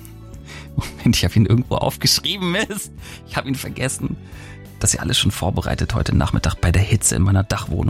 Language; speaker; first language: German; native; German